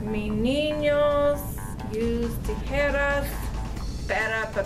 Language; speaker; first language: Spanish; non-native, learner; English